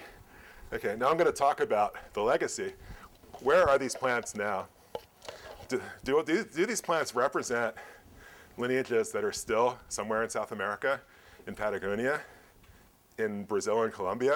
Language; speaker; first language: English; native; English